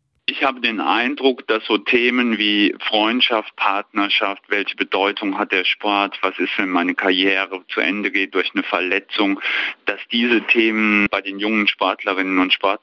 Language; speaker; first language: German; native; German